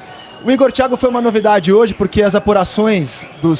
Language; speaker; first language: Portuguese; native; Portuguese